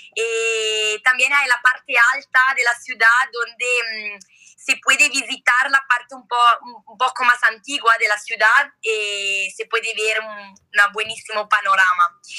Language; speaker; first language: Spanish; non-native, learner; Italian